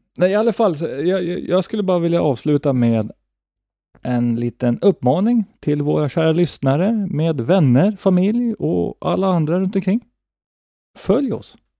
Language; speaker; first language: Swedish; native; Swedish